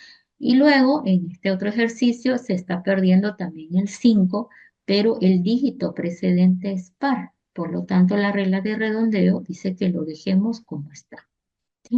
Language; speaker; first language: Spanish; native; Spanish